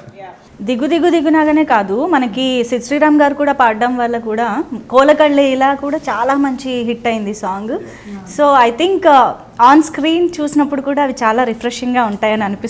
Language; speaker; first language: Telugu; native; Telugu